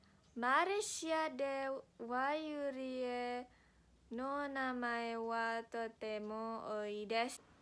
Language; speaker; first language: Japanese; non-native, learner; Malay